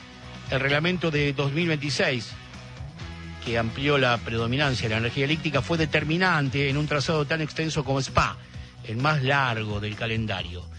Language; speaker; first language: Spanish; native; Spanish